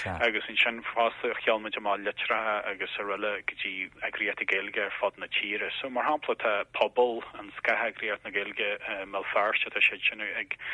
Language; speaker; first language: Irish; native; Irish